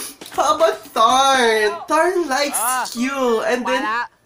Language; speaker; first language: English; non-native, local second language; Filipino